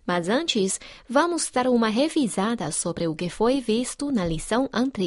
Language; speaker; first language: Portuguese; non-native, fluent; Chinese